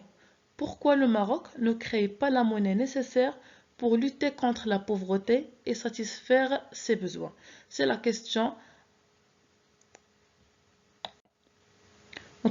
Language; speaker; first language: French; non-native, local second language; Arabic